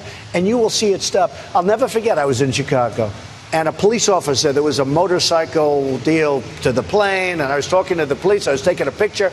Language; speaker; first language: English; native; English